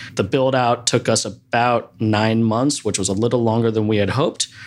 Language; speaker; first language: English; native; English